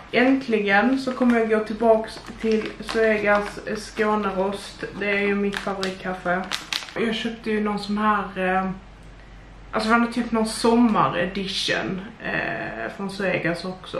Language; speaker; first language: Swedish; native; Swedish